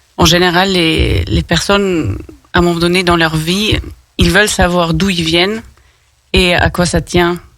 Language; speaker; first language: French; non-native, fluent; German